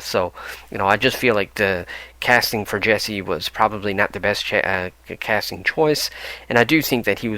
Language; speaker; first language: English; native; English